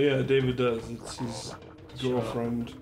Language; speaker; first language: English; native; English